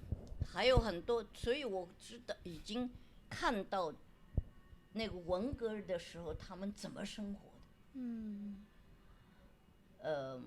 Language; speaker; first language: Chinese; non-native, local second language; Wu Chinese